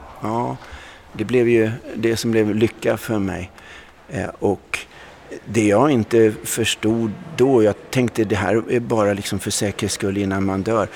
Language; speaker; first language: Swedish; native; Swedish